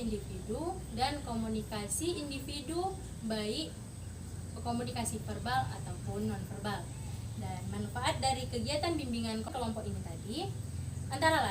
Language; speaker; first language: Indonesian; native; Indonesian